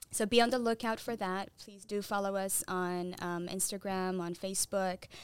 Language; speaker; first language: English; non-native, fluent; Tigrinya